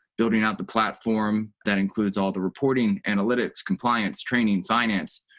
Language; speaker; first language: English; native; English